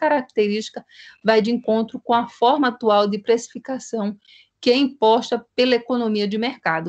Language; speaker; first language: Portuguese; native; Portuguese